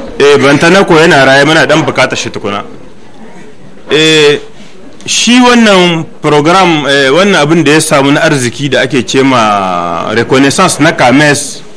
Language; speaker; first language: Hausa; native; Hausa